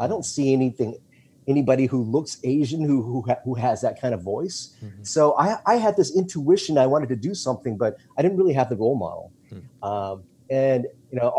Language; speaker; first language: English; native; English